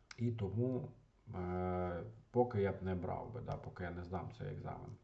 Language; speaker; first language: Ukrainian; non-native, local second language; Russian